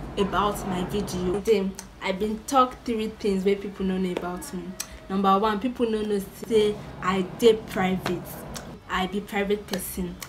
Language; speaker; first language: Nigerian Pidgin; non-native, local second language; Yoruba